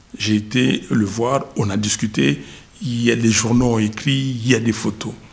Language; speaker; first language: French; non-native, local second language; Lingala